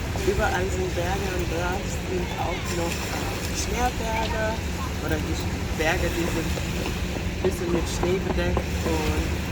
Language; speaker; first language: German; non-native, fluent; Finnish